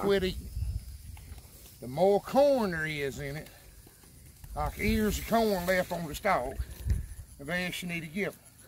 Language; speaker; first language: English; native; English